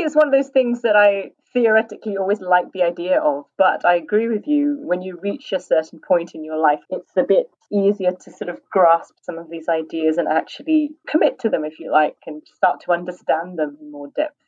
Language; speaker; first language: English; native; English